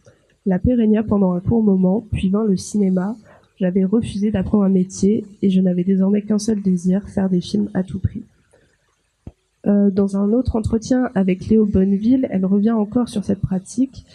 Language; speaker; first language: French; native; French